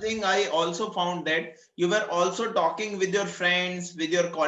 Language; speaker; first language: English; non-native, local second language; Gujarati